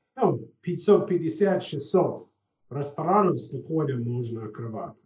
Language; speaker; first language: Russian; non-native, fluent; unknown